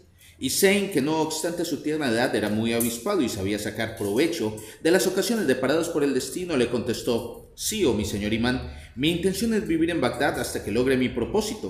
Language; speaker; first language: Spanish; native; Spanish